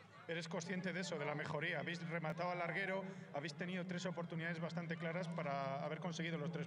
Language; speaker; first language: Spanish; native; Spanish